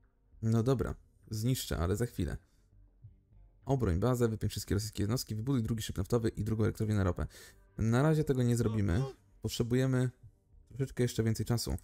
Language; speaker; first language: Polish; native; Polish